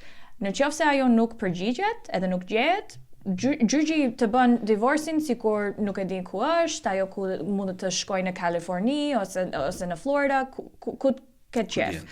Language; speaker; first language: Albanian; early bilingual, heritage; Albanian